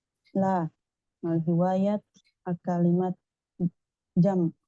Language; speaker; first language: Arabic; non-native, learner; Indonesian